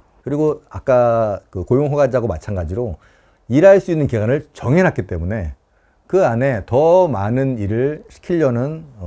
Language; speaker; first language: Korean; non-native, local second language; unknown